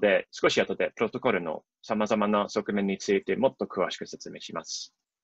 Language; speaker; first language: Japanese; non-native, fluent; English